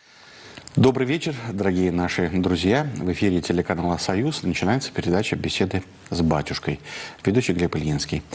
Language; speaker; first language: Russian; native; Russian